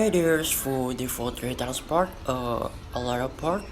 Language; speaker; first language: French; non-native, learner; Indonesian